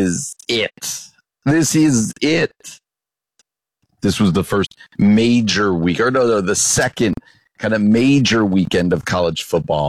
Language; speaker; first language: English; native; English